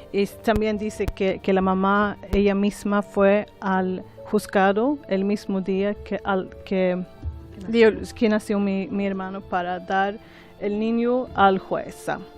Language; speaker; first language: Spanish; non-native, learner; Swedish